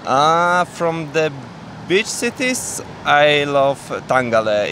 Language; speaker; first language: English; non-native, learner; Polish